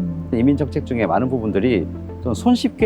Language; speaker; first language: Korean; native; Korean